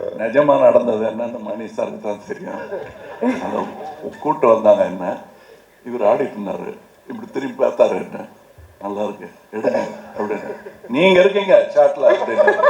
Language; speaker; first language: Tamil; native; Tamil